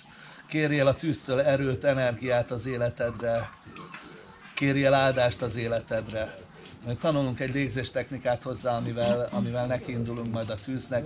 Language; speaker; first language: Hungarian; native; Hungarian